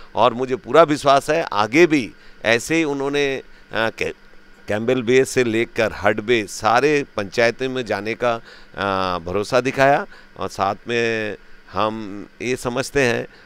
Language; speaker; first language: Hindi; native; Hindi